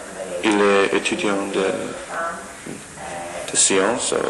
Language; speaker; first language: French; non-native, learner; English